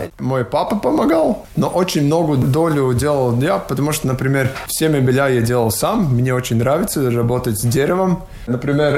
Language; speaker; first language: Russian; non-native, local second language; Latvian